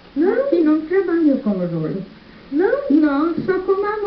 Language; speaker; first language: Portuguese; non-native, learner; German